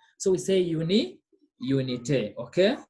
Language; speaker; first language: French; non-native, learner; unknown